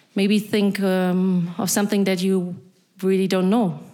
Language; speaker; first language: English; non-native, fluent; German